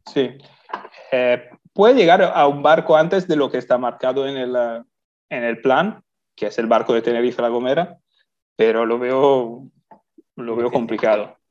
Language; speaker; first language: Spanish; non-native, fluent; Italian